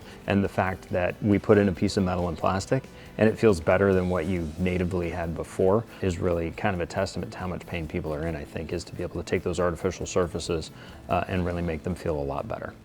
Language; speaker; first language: English; native; English